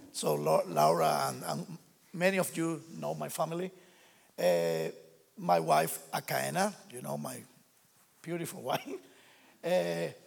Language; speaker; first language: English; non-native, learner; Spanish